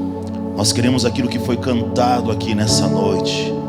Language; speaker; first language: Portuguese; native; Portuguese